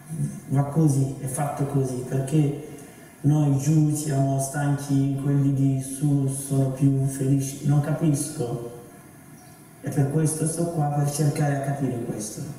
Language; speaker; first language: Italian; non-native, fluent; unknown